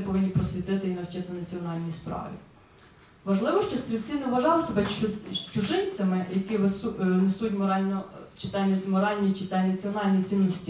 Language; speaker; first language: Ukrainian; native; Ukrainian